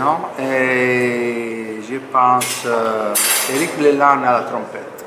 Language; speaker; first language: French; non-native, fluent; Italian